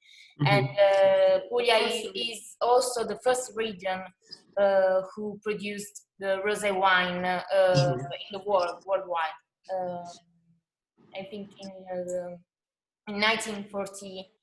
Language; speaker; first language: English; non-native, fluent; Italian